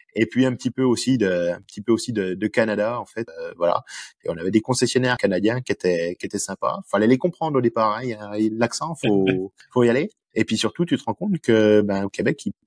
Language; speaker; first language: French; native; French